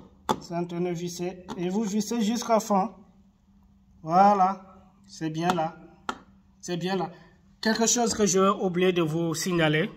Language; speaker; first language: French; non-native, local second language; Arabic